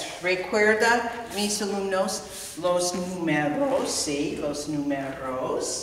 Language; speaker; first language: Spanish; non-native, fluent; English